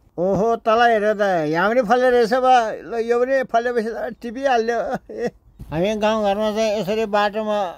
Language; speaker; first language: Nepali; non-native, local second language; Gurung